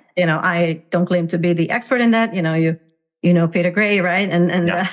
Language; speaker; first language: English; non-native, fluent; Hungarian